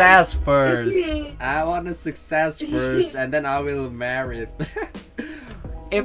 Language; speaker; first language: English; non-native, learner; Indonesian